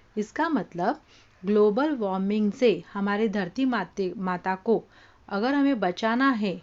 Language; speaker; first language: Hindi; non-native, local second language; Marathi